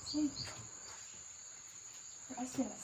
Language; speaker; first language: Spanish; non-native, learner; English